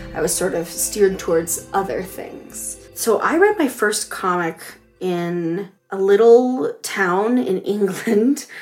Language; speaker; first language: English; native; English